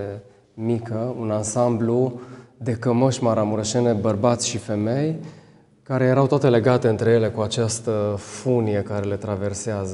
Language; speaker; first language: Romanian; native; Romanian